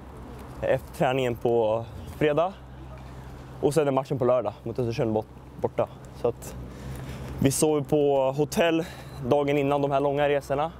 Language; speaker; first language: Swedish; native; Swedish